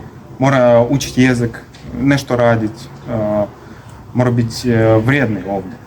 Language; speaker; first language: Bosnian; non-native, learner; Russian